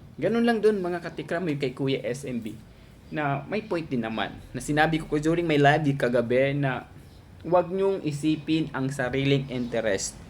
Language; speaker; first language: Filipino; native; Filipino